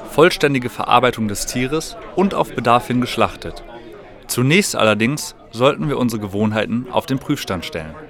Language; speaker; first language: German; native; German